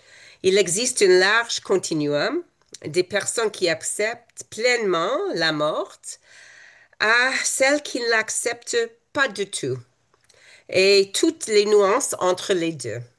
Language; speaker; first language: French; non-native, fluent; English